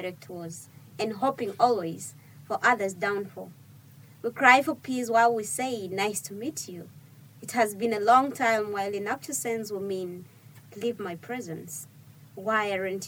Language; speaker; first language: English; non-native, fluent; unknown